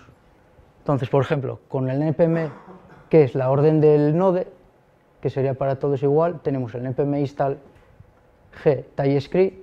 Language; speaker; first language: Spanish; native; Spanish